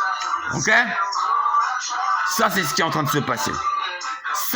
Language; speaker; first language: French; native; French